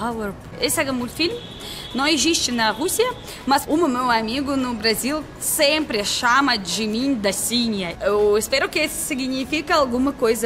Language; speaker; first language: Portuguese; non-native, learner; Russian